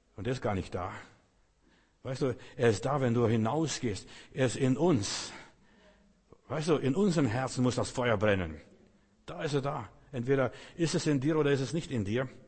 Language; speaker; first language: German; non-native, fluent; Russian